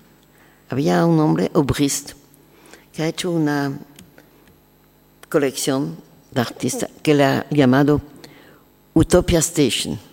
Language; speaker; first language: Spanish; non-native, learner; French